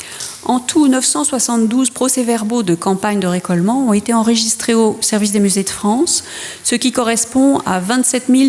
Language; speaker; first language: French; native; French